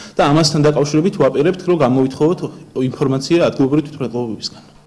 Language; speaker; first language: Georgian; native; Georgian